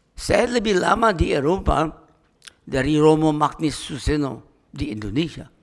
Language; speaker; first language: Indonesian; native; Indonesian